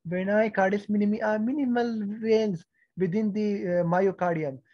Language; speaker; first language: English; non-native, fluent; Persian